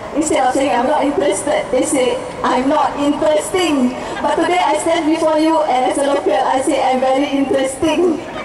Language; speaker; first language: English; non-native, local second language; Malay